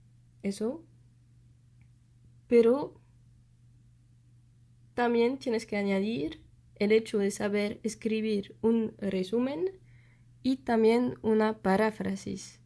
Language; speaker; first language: Spanish; non-native, fluent; French